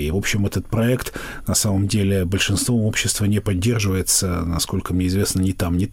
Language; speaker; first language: Russian; native; Russian